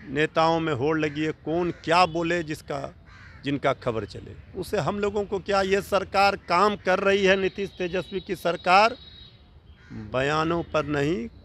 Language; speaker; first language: Hindi; native; Hindi